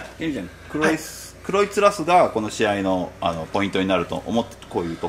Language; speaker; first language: Japanese; native; Japanese